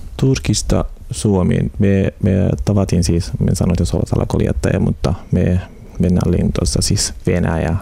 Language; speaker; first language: Finnish; non-native, learner; Arabic